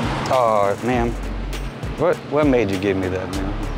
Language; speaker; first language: English; early bilingual, other home language; Spanish